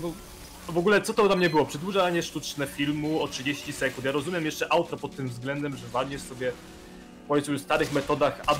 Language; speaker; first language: Polish; native; Polish